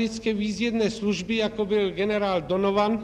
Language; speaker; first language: Czech; native; Czech